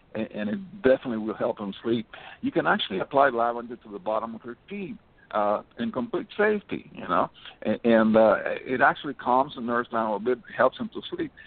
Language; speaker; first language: English; early bilingual, other home language; Spanish